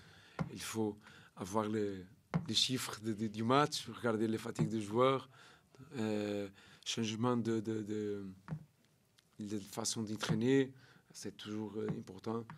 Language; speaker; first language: French; non-native, learner; Portuguese